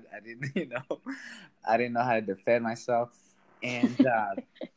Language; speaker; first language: English; early bilingual, other home language; Spanish